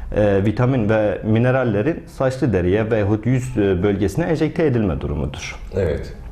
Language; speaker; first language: Turkish; native; Turkish